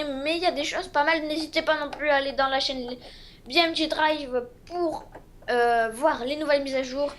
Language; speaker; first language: French; native; French